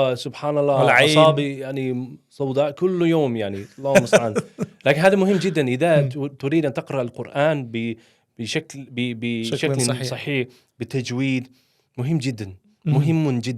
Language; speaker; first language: Arabic; non-native, learner; Swedish